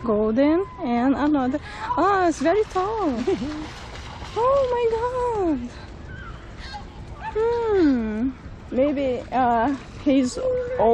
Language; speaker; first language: English; non-native, learner; Portuguese